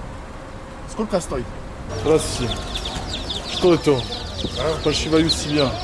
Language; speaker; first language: Russian; non-native, learner; French